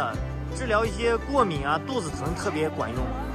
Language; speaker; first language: Chinese; native; Chinese